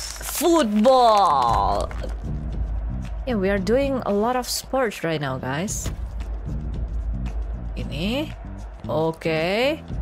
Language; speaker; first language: English; non-native, fluent; Indonesian